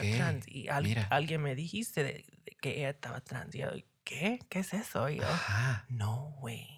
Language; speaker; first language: Spanish; early bilingual, heritage; Spanish